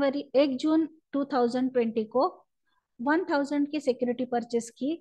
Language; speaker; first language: Hindi; non-native, local second language; Marathi